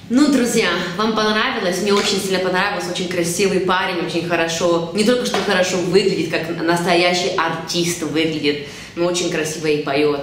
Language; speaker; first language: Russian; early bilingual, heritage; Russian